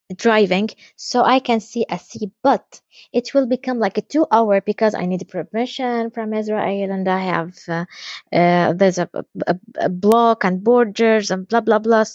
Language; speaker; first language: English; non-native, fluent; Arabic